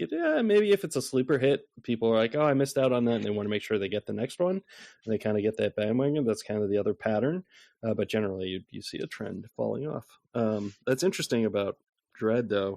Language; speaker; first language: English; native; English